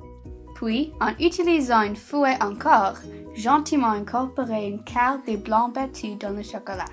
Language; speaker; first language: French; non-native, learner; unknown